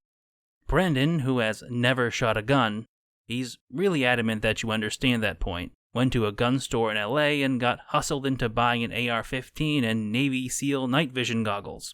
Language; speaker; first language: English; native; English